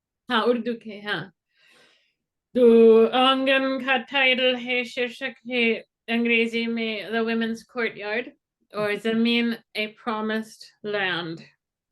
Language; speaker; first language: Hindi; non-native, fluent; English